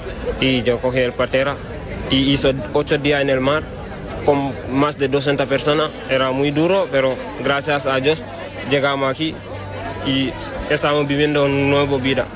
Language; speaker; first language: Spanish; non-native, learner; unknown